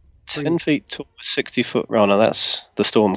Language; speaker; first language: English; native; English